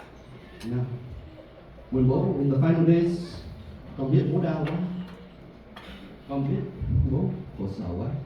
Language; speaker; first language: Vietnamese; early bilingual, heritage; Vietnamese